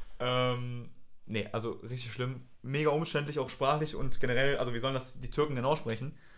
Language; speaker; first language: German; native; German